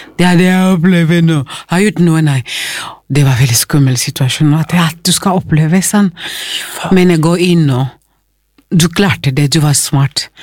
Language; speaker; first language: Norwegian; non-native, fluent; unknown